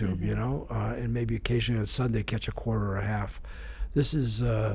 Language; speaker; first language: English; native; English